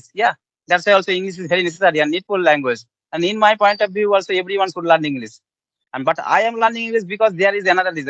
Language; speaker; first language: English; non-native, learner; Bangla